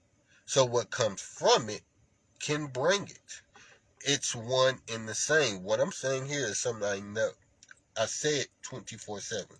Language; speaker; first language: English; native; English